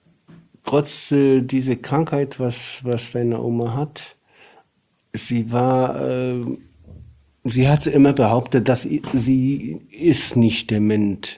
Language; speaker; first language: German; non-native, learner; Polish